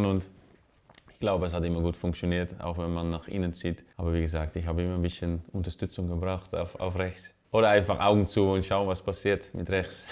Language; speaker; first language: German; non-native, fluent; Dutch